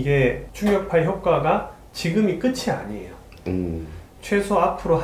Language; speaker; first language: Korean; native; Korean